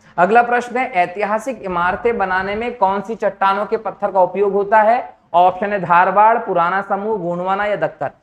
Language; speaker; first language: Hindi; native; Hindi